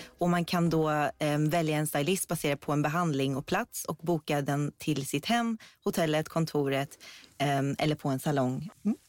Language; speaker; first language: Swedish; early bilingual, other home language; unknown